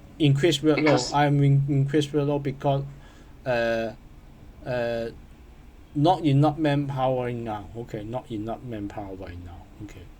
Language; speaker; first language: English; non-native, learner; Cantonese